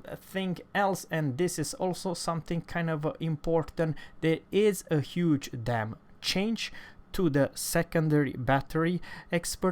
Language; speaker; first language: English; non-native, fluent; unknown